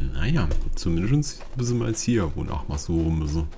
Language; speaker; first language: German; native; German